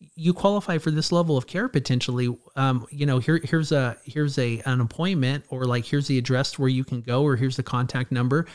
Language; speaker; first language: English; native; English